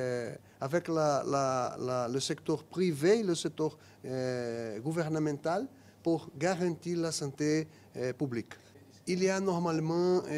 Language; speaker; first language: French; non-native, fluent; Portuguese